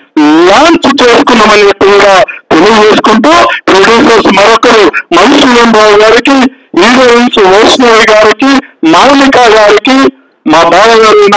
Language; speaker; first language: Telugu; native; Telugu